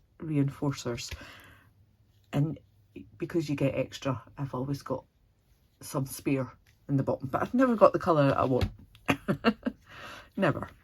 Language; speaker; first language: English; native; English